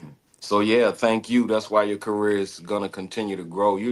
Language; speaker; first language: English; native; English